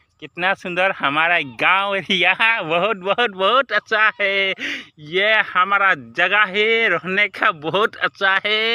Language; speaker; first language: Hindi; non-native, local second language; Assamese